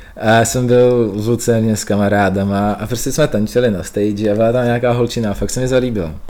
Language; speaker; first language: Czech; early bilingual, other home language; Russian